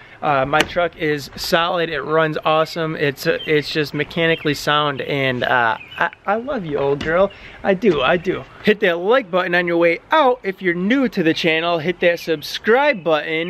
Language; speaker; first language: English; native; English